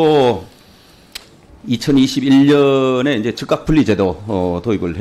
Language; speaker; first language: Korean; native; Korean